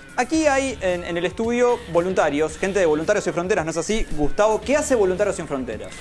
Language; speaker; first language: Spanish; native; Spanish